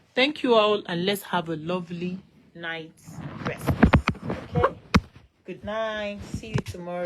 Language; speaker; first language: English; non-native, local second language; Yoruba